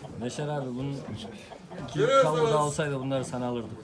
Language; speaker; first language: Turkish; native; Turkish